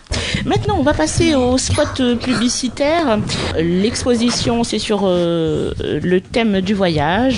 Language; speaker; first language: French; native; French